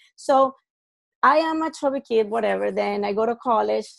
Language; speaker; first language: English; non-native, fluent; Spanish